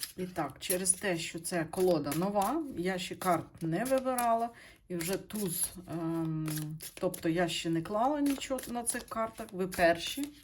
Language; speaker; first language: Ukrainian; non-native, local second language; Russian